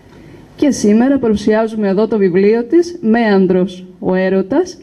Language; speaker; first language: Greek; native; Greek